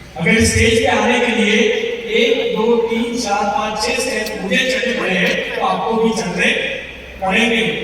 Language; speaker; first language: Hindi; non-native, local second language; Gujarati